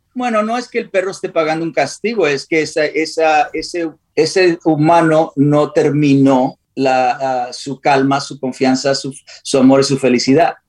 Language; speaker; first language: Spanish; native; Spanish